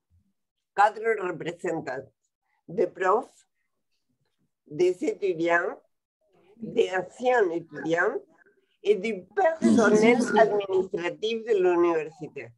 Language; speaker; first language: French; non-native, fluent; Spanish